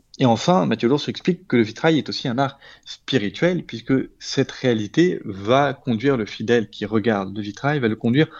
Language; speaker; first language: French; native; French